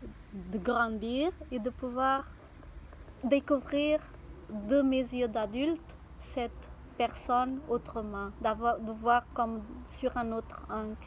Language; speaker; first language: French; non-native, fluent; Portuguese